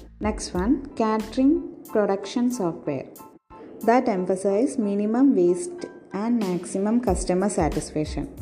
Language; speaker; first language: English; non-native, local second language; Malayalam